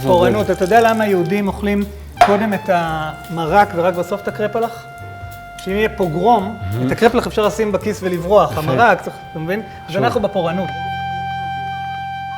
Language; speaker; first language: Hebrew; native; Hebrew